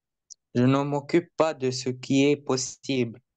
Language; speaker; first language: French; non-native, learner; Arabic